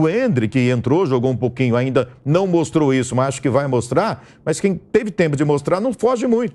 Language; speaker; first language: Portuguese; native; Portuguese